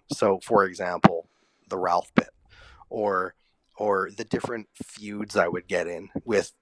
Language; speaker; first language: English; native; English